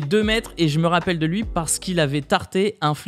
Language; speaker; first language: French; native; French